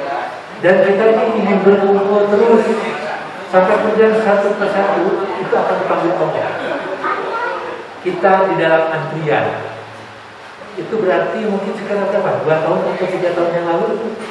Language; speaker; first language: Indonesian; non-native, local second language; Sundanese